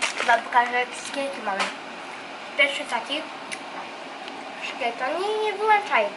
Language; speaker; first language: Polish; early bilingual, heritage; Polish